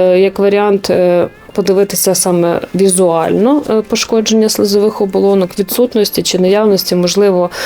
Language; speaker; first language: Ukrainian; native; Ukrainian